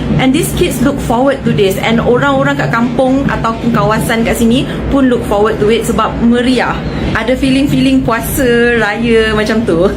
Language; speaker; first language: Malay; native; Malay